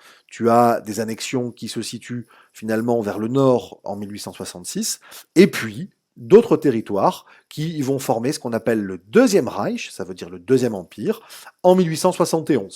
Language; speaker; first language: French; native; French